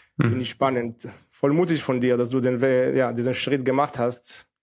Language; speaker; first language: German; non-native, fluent; Hebrew